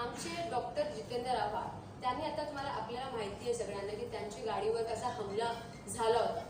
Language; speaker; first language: Marathi; non-native, local second language; Urdu